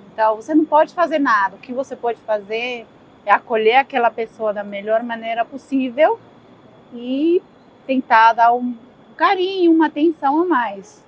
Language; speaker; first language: Portuguese; early bilingual, other home language; Spanish